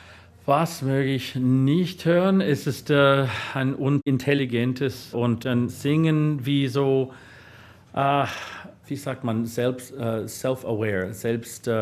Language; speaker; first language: German; non-native, learner; English